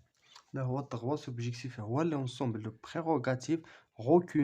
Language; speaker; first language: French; non-native, local second language; Arabic